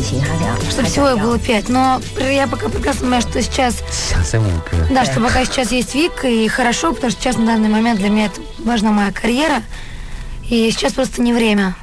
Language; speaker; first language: Russian; native; Russian